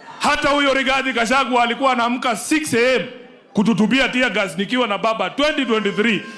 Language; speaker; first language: Swahili; non-native, local second language; Luyia